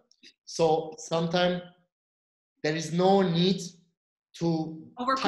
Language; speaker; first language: English; non-native, fluent; Turkish